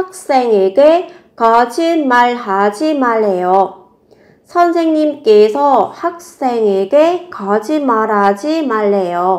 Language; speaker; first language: Korean; non-native, fluent; Vietnamese